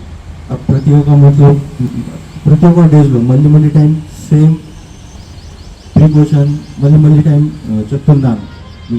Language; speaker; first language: Telugu; non-native, learner; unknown